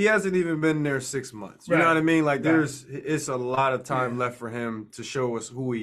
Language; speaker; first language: English; native; English